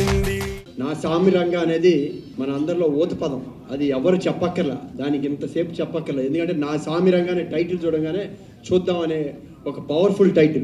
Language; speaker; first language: Telugu; native; Telugu